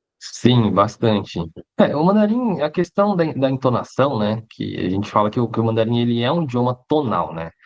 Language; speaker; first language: Portuguese; early bilingual, other home language; Hakka Chinese